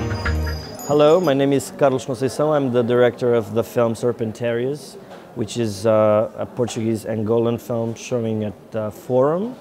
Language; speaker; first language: English; non-native, fluent; Portuguese